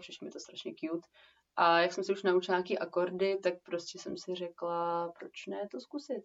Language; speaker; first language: Czech; early bilingual, heritage; Czech